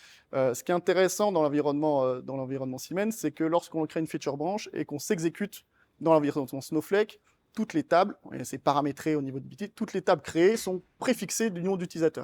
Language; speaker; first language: French; native; French